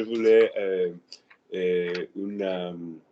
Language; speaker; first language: French; non-native, learner; Spanish